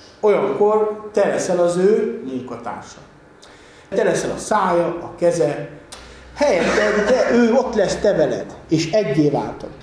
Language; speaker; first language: Hungarian; native; Hungarian